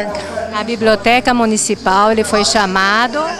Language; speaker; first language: Portuguese; native; Portuguese